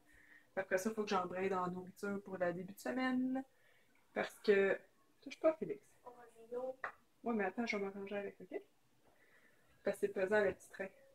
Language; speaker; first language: French; native; French